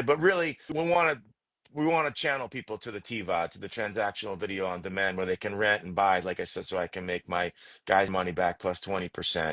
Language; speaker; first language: English; native; English